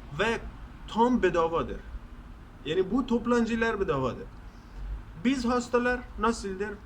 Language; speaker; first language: Turkish; non-native, learner; Persian